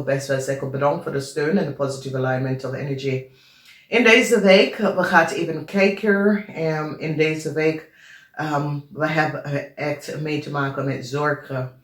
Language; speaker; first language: Dutch; non-native, learner; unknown